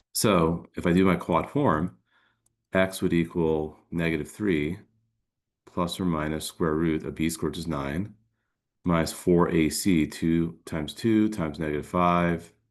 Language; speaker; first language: English; native; English